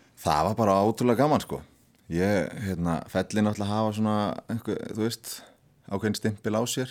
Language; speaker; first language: Icelandic; native; Icelandic